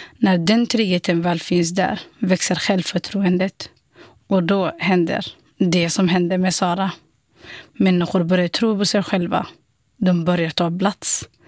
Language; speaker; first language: Swedish; non-native, fluent; Somali